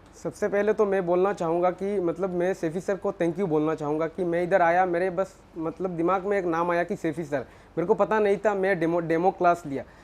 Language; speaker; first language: Hindi; non-native, local second language; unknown